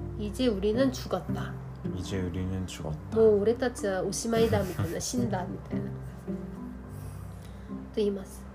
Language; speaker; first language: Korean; non-native, learner; Japanese